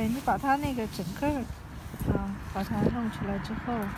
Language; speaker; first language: Chinese; native; Chinese